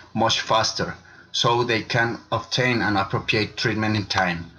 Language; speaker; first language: English; non-native, fluent; Spanish